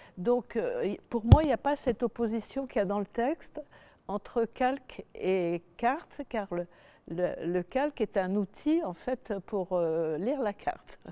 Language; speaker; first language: French; native; French